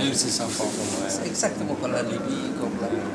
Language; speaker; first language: French; non-native, fluent; Somali